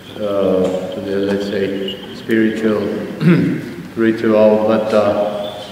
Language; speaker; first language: English; non-native, fluent; Armenian